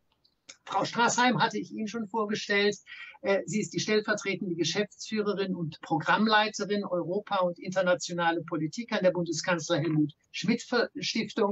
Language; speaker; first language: German; native; German